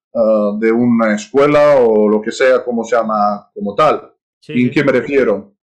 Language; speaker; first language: Spanish; non-native, fluent; Serbian